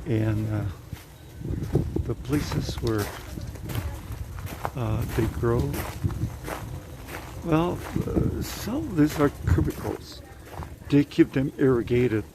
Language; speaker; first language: English; non-native, fluent; Spanish